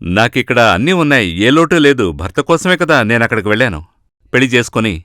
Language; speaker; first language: Telugu; non-native, fluent; Malayalam